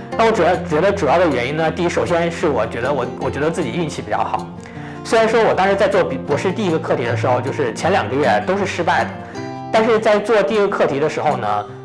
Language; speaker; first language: Chinese; native; Chinese